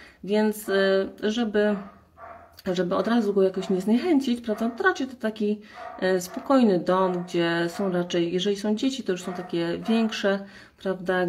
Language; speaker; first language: Polish; native; Polish